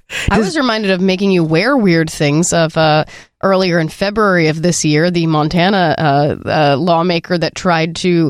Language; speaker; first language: English; native; English